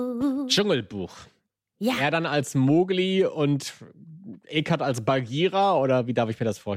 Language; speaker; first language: German; native; German